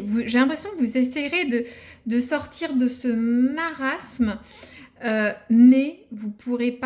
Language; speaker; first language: French; native; French